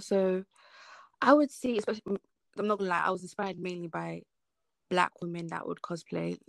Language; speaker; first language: English; native; English